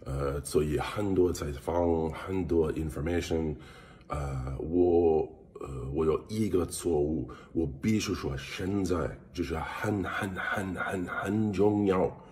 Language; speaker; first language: Chinese; non-native, learner; English